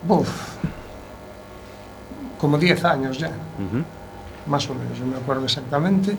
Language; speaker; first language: Spanish; native; Spanish